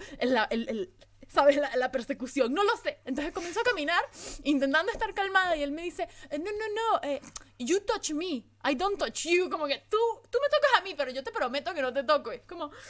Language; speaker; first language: Spanish; native; Spanish